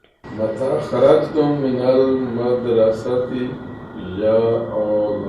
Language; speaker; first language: Arabic; non-native, learner; Urdu